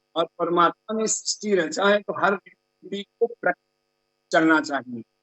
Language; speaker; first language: Hindi; native; Hindi